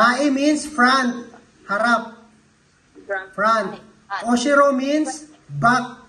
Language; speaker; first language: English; non-native, local second language; Filipino